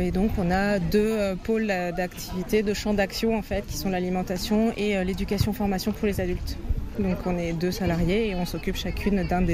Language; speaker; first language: French; native; French